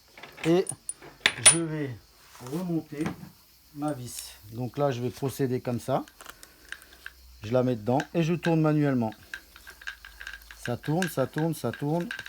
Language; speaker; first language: French; native; French